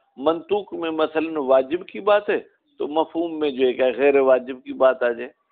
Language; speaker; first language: Urdu; non-native, local second language; Sindhi